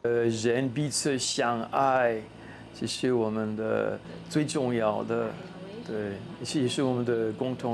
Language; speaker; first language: Chinese; non-native, fluent; French